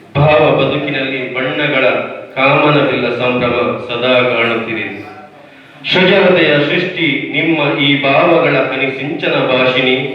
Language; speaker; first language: Kannada; non-native, local second language; Tulu